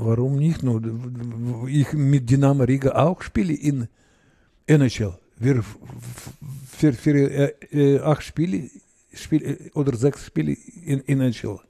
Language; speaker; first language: German; non-native, learner; Russian